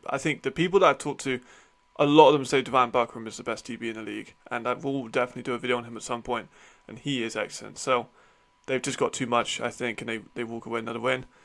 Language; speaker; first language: English; native; English